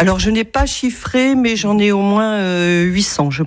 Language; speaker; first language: French; native; French